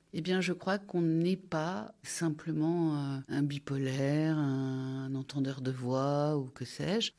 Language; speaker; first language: French; native; French